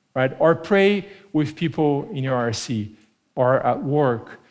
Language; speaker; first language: English; non-native, fluent; Portuguese